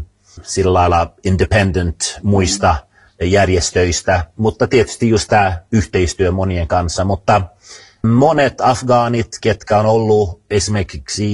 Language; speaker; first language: Finnish; non-native, fluent; Swedish